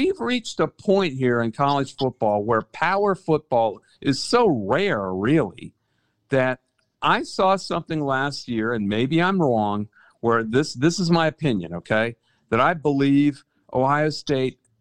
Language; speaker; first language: English; native; English